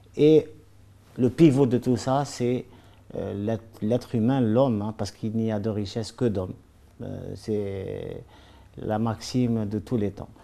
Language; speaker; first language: French; non-native, local second language; Arabic